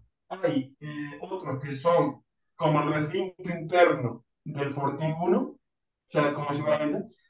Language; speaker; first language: Spanish; native; Spanish